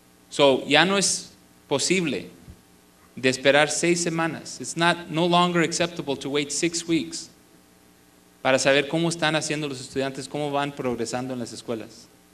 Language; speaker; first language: Spanish; early bilingual, other home language; English